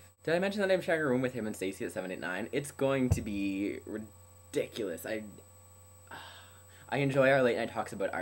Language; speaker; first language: English; native; English